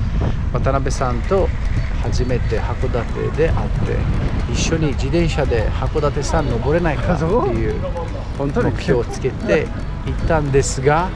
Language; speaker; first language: Japanese; non-native, fluent; Romanian